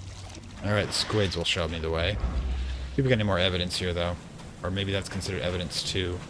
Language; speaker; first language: English; native; English